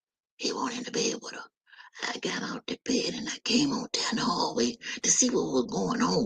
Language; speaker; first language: English; native; English